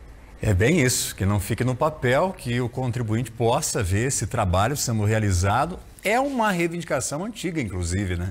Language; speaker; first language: Portuguese; native; Portuguese